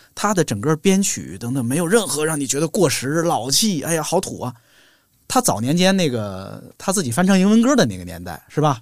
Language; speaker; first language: Chinese; native; Chinese